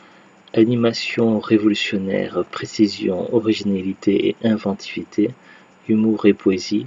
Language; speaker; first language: French; native; French